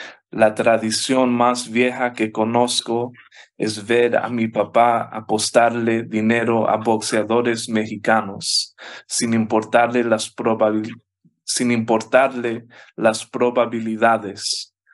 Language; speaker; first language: Spanish; early bilingual, heritage; Spanish